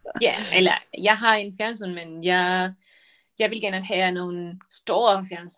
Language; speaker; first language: Danish; non-native, learner; Spanish